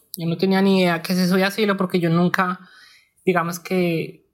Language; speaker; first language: Spanish; native; Spanish